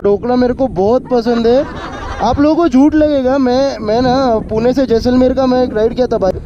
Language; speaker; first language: Hindi; non-native, local second language; Marathi